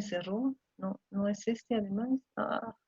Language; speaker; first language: Spanish; non-native, fluent; French